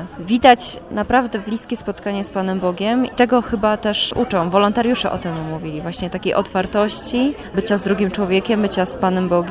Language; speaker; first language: Polish; native; Polish